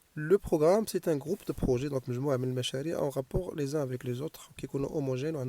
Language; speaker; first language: French; non-native, local second language; Arabic